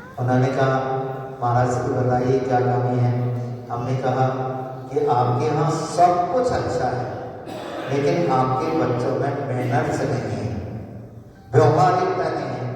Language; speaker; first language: Hindi; native; Hindi